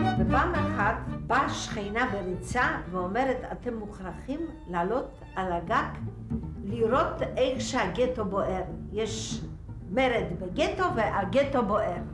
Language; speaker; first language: Hebrew; non-native, fluent; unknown